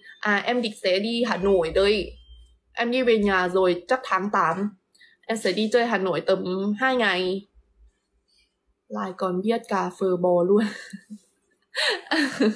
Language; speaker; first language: Vietnamese; non-native, fluent; Lao